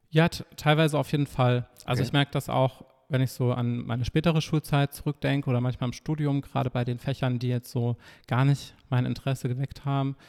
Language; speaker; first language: German; native; German